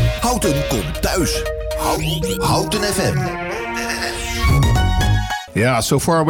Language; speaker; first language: Dutch; native; Dutch